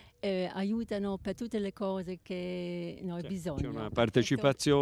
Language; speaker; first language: Italian; non-native, learner; German